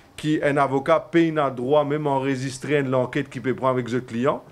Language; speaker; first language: French; non-native, local second language; Morisyen